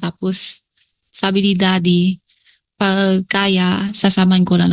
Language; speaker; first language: Filipino; non-native, learner; Chinese